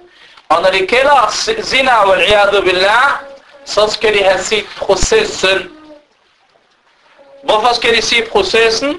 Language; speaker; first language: Danish; non-native, fluent; Arabic